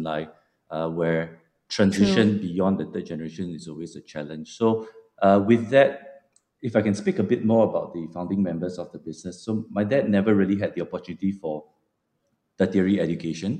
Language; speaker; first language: English; non-native, local second language; Min Nan Chinese